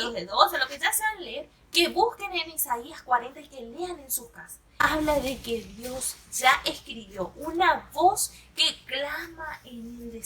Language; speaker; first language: Spanish; native; Spanish